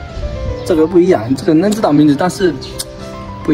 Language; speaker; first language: Chinese; native; Chinese